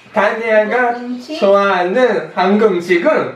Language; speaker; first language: Korean; non-native, learner; Japanese